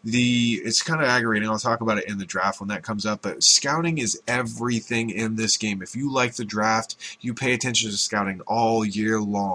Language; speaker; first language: English; native; English